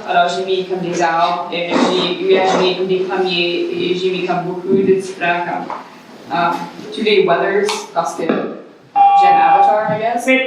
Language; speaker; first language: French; non-native, local second language; English